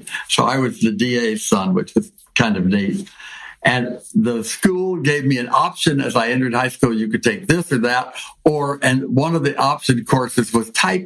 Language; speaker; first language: English; native; English